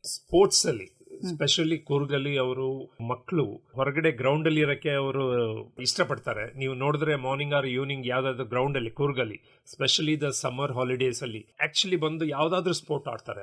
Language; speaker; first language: Kannada; non-native, local second language; Kodava